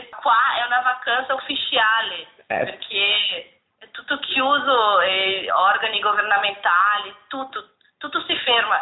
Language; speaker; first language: Italian; non-native, learner; Portuguese